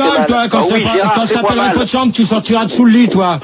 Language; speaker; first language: French; native; French